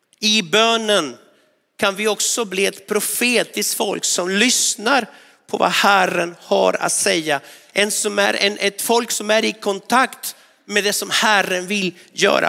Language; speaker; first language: Swedish; non-native, fluent; Spanish